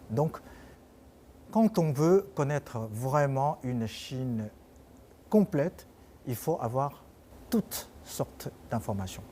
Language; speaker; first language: French; non-native, fluent; Chinese